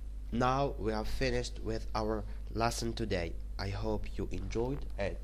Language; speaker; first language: English; non-native, fluent; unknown